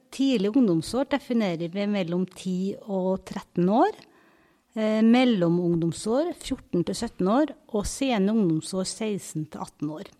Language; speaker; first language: Norwegian; native; Norwegian